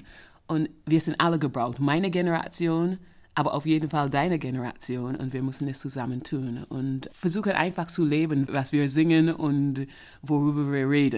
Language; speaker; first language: German; non-native, fluent; English